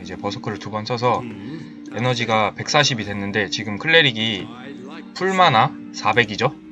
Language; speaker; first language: Korean; native; Korean